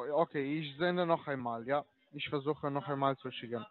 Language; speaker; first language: German; non-native, learner; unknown